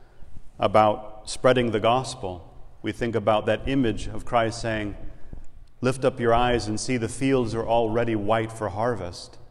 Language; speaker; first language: English; native; English